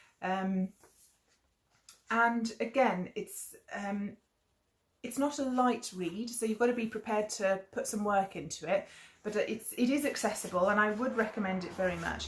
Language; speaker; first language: English; native; English